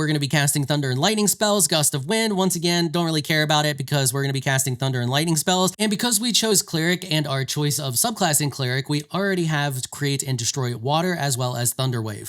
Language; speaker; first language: English; native; English